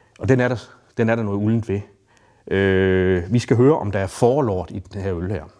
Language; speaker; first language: Danish; native; Danish